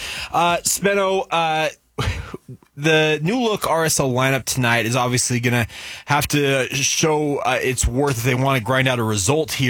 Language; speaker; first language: English; native; English